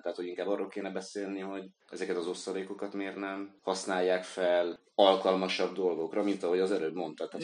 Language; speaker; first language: Hungarian; native; Hungarian